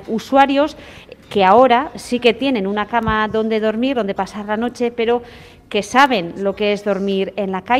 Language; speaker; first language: Spanish; native; Spanish